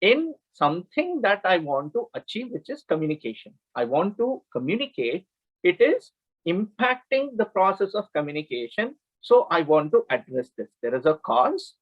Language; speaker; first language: English; non-native, local second language; Kannada